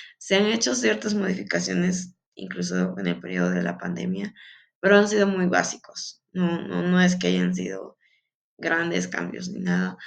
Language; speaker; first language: Spanish; native; Spanish